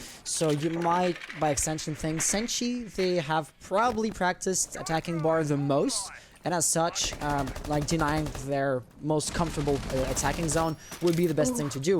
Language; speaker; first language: English; non-native, local second language; French